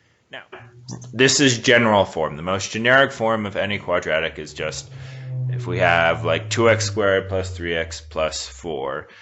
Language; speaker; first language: English; native; English